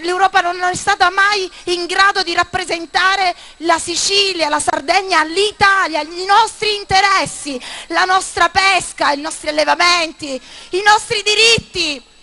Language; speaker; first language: Italian; native; Italian